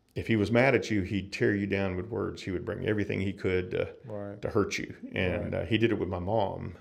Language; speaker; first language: English; native; English